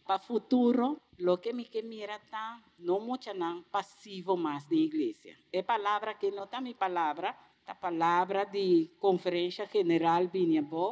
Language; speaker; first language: Portuguese; non-native, learner; Papiamento